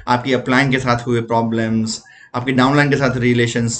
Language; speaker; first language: Hindi; non-native, local second language; Gujarati